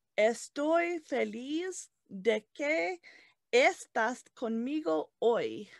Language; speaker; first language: Spanish; non-native, learner; English